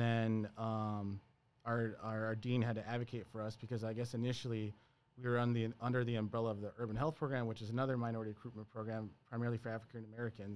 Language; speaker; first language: English; early bilingual, other home language; Spanish